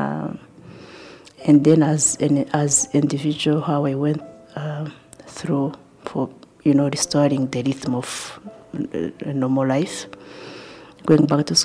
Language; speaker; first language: English; non-native, local second language; Kinyarwanda